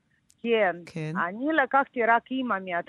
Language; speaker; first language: Hebrew; non-native, learner; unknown